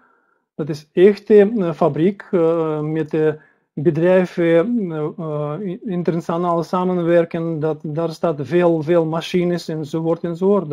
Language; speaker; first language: Dutch; non-native, learner; Russian